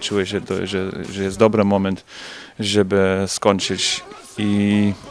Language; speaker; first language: Polish; non-native, fluent; German